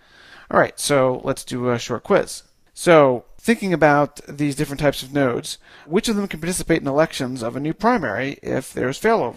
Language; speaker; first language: English; native; English